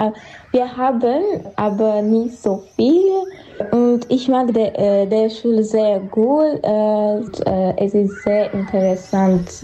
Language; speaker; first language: German; non-native, learner; Armenian